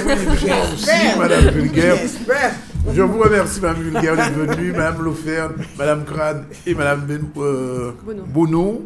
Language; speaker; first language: French; native; French